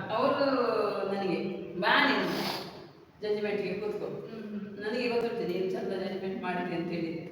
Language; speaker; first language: Kannada; native; Kannada